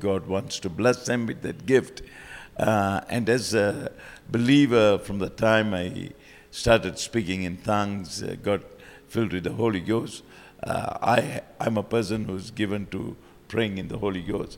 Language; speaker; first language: English; non-native, local second language; Tamil